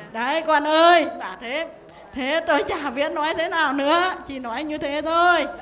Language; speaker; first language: Vietnamese; native; Vietnamese